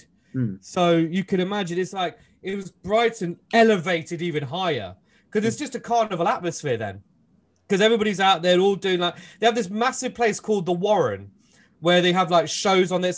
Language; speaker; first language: English; native; English